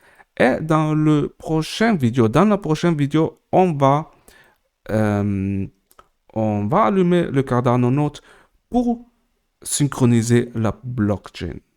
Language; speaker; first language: French; non-native, learner; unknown